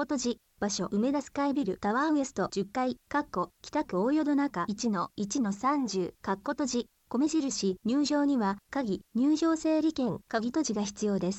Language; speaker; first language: Japanese; native; Japanese